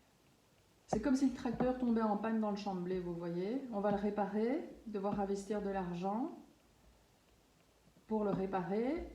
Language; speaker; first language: French; native; French